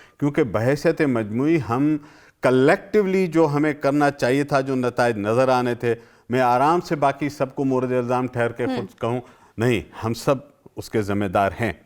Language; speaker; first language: Urdu; non-native, local second language; Sindhi